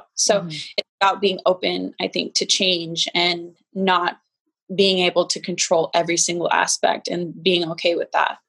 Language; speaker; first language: English; native; English